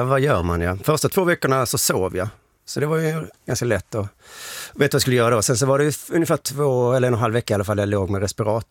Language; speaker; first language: Swedish; native; Swedish